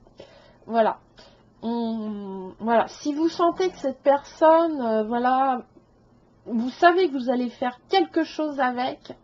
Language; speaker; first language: French; native; French